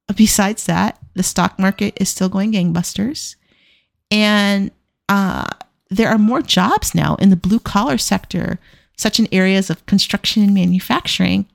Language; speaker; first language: English; native; English